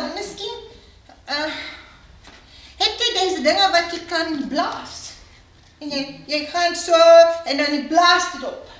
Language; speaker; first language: Dutch; non-native, learner; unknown